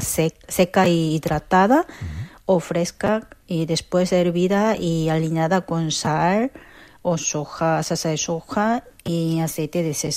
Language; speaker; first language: Spanish; non-native, fluent; Korean